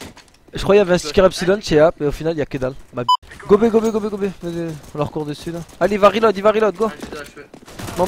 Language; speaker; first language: French; native; French